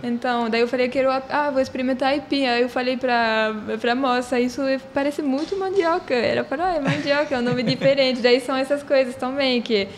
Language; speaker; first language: Portuguese; non-native, fluent; French